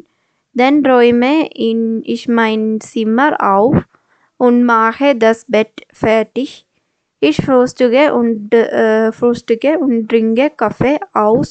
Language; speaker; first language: German; non-native, learner; Malayalam